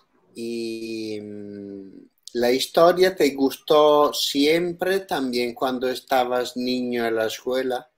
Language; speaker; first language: Spanish; non-native, learner; Italian